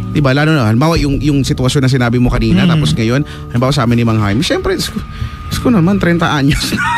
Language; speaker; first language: Filipino; native; Filipino